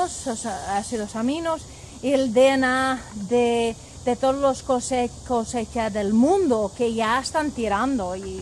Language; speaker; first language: Spanish; non-native, learner; English